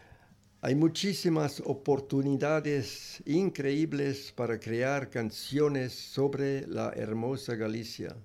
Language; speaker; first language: Spanish; non-native, learner; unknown